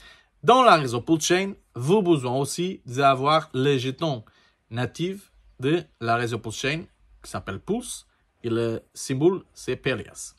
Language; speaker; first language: French; non-native, learner; Portuguese